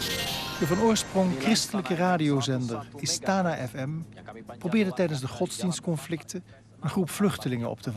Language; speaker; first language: Dutch; native; Dutch